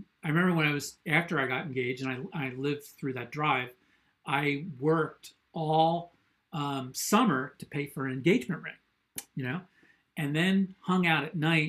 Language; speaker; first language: English; native; English